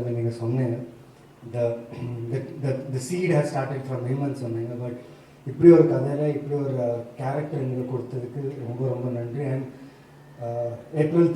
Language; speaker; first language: Tamil; non-native, fluent; Telugu